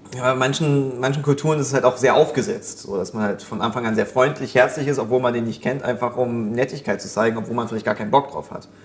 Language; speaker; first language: German; native; German